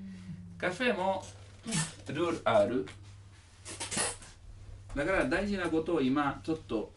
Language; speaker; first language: Japanese; non-native, learner; Italian